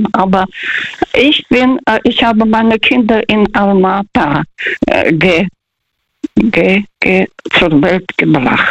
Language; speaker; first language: German; non-native, fluent; Russian